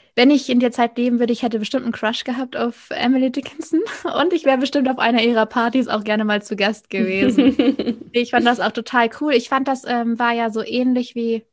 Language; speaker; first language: German; native; German